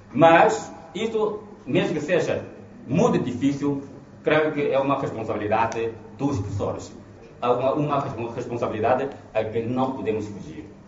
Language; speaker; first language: Portuguese; non-native, fluent; Chinese